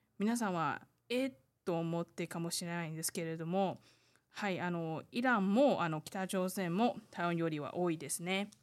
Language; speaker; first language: Japanese; non-native, fluent; Chinese